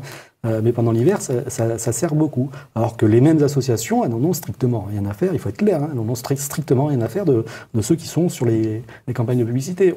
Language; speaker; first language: French; native; French